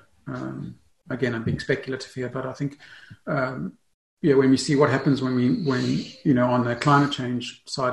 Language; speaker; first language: English; native; English